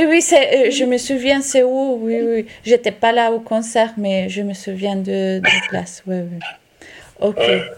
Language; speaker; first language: French; non-native, fluent; Italian